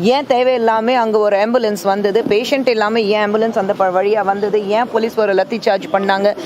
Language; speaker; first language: Tamil; non-native, fluent; Hindi